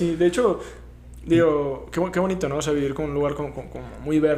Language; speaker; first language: Spanish; native; Spanish